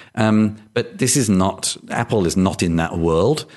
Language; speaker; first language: English; native; English